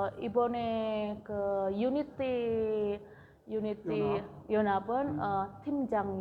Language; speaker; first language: Korean; non-native, learner; Indonesian